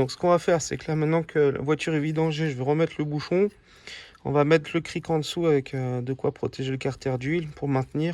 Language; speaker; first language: French; native; French